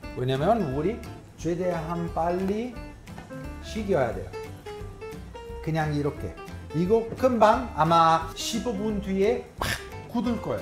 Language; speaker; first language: Korean; non-native, fluent; Italian